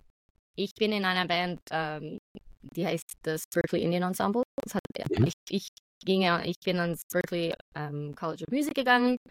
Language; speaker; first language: German; non-native, fluent; English